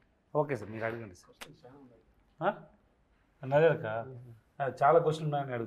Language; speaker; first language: Telugu; non-native, learner; Tamil